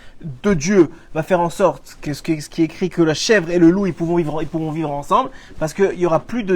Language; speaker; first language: French; native; French